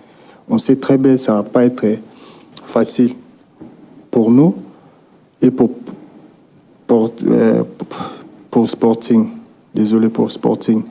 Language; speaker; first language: French; non-native, local second language; Lingala